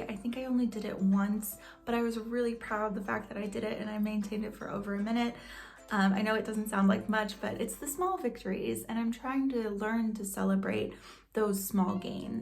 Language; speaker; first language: English; native; English